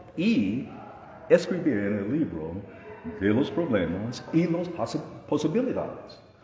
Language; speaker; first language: Spanish; non-native, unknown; English